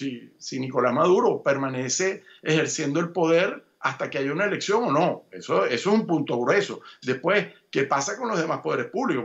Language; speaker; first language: Spanish; native; Spanish